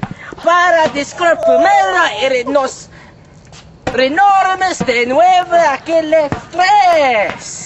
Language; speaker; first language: Spanish; non-native, learner; English